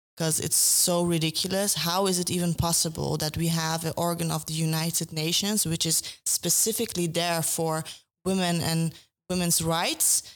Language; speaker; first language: English; non-native, fluent; Persian